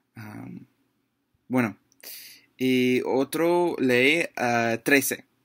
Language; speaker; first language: Spanish; non-native, learner; English